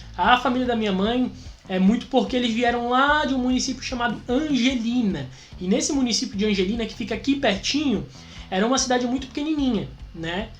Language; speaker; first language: Portuguese; native; Portuguese